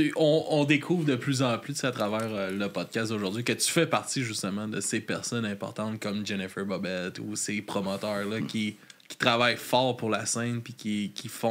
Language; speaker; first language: French; native; French